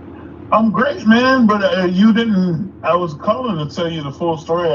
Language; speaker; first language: English; native; English